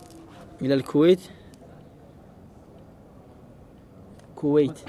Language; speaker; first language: Arabic; non-native, fluent; French